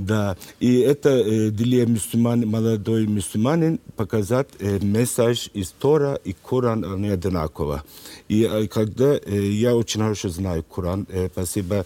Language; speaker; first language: Russian; non-native, learner; Turkish